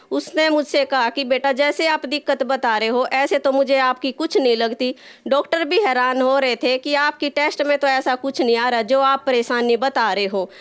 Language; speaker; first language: Hindi; native; Hindi